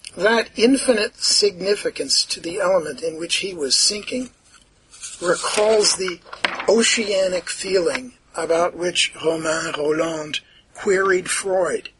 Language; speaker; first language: English; native; English